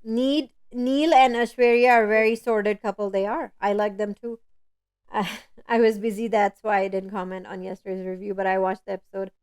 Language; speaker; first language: English; non-native, local second language; Hindi